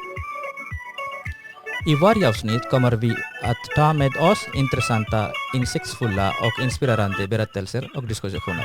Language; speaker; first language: Swedish; non-native, fluent; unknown